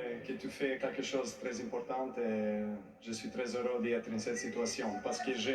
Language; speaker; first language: French; non-native, fluent; Serbian